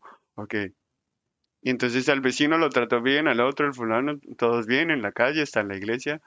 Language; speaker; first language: Spanish; native; Spanish